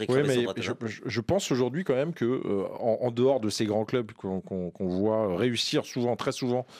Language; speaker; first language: French; native; French